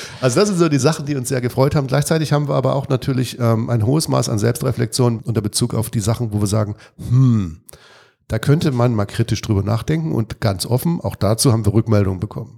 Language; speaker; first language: German; native; German